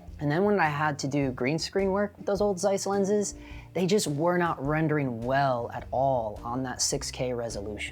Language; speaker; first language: English; native; English